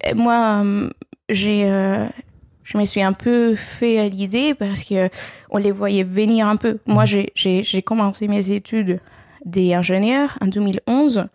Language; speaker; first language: French; non-native, fluent; Spanish